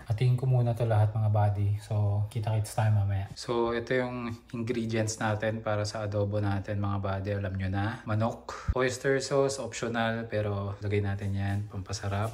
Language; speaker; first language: Filipino; native; Filipino